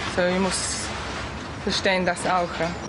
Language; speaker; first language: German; non-native, learner; English